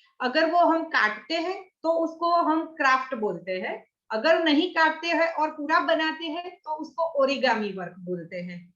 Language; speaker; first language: Hindi; non-native, local second language; Gujarati